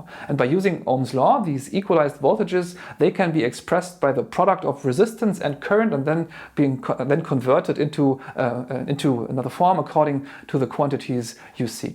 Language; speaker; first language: English; non-native, fluent; German